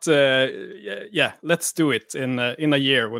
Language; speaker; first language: English; non-native, fluent; Swedish